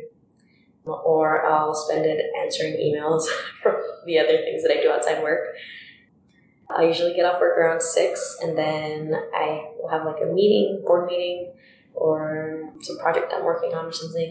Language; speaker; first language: English; early bilingual, other home language; Spanish